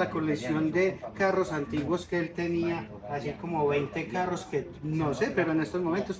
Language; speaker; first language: Spanish; native; Spanish